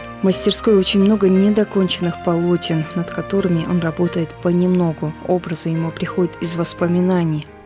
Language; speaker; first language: Russian; native; Russian